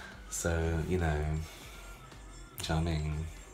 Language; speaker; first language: English; native; English